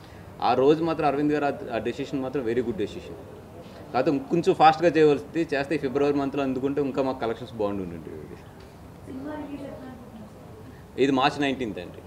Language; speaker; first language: Telugu; native; Telugu